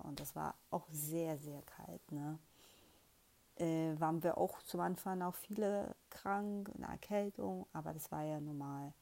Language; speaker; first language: German; non-native, fluent; Portuguese